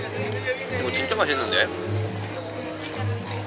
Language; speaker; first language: Spanish; non-native, learner; Japanese